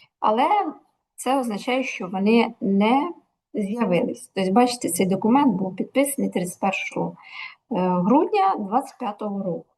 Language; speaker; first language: Ukrainian; native; Ukrainian